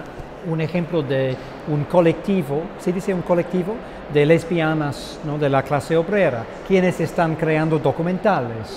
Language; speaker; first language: Spanish; non-native, fluent; English